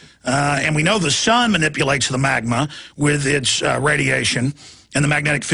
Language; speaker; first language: English; native; English